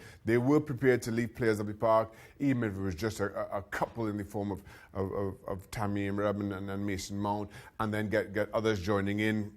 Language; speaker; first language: English; native; English